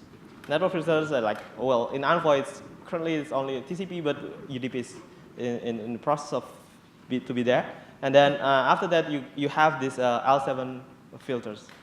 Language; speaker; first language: English; non-native, fluent; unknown